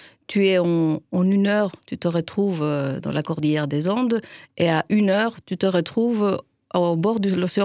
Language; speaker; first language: French; non-native, fluent; Spanish